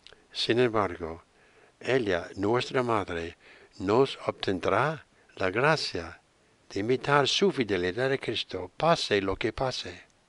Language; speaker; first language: Spanish; non-native, fluent; English